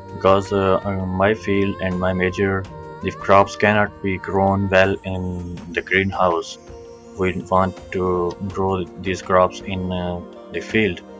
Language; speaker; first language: English; non-native, local second language; Punjabi